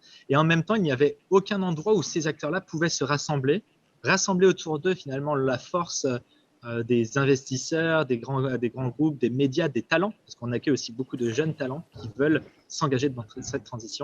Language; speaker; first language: French; native; French